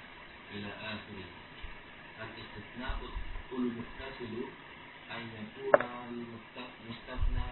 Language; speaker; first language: Arabic; non-native, learner; Indonesian